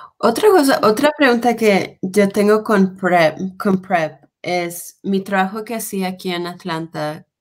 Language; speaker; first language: Spanish; non-native, fluent; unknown